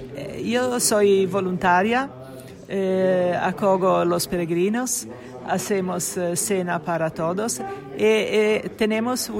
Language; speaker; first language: Spanish; non-native, learner; Italian